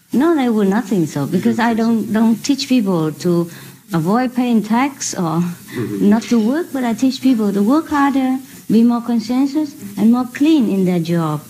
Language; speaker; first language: English; non-native, fluent; Vietnamese